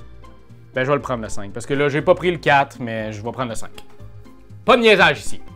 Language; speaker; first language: French; native; French